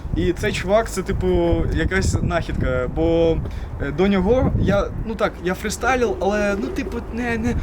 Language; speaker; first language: Ukrainian; non-native, local second language; Russian